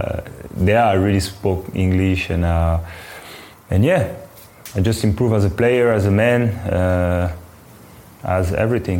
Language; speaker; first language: English; non-native, fluent; French